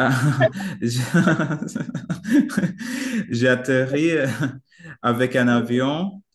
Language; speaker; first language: French; non-native, learner; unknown